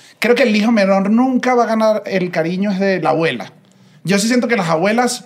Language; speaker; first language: Spanish; native; Spanish